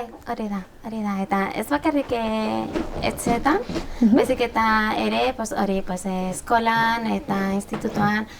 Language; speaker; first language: Basque; non-native, local second language; Spanish